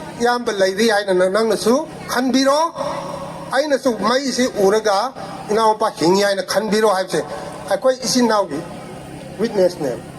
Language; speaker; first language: Manipuri; non-native, local second language; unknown